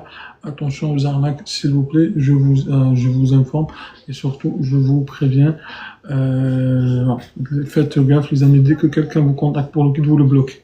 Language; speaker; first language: French; native; French